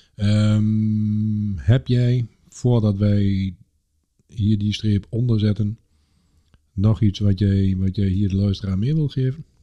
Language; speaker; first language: Dutch; native; Dutch